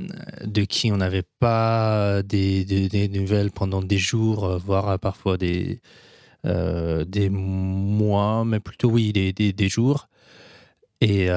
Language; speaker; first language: French; non-native, fluent; Persian